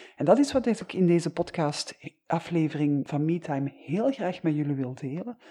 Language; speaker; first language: Dutch; native; Dutch